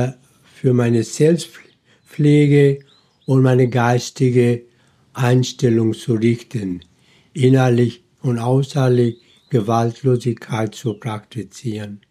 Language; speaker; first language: German; non-native, fluent; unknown